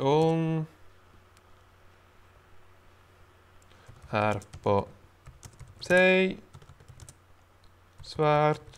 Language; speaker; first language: Swedish; non-native, learner; French